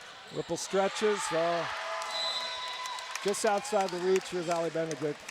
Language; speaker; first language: English; native; English